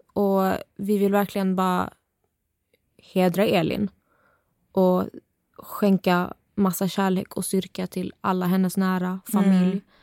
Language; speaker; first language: Swedish; native; Swedish